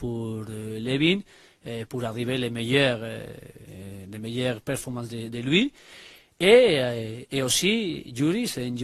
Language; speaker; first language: French; non-native, learner; Spanish